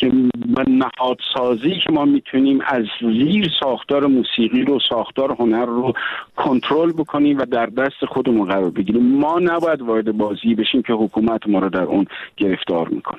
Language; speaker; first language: Persian; native; Persian